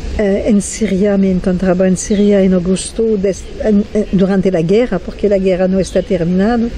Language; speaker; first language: Spanish; non-native, fluent; French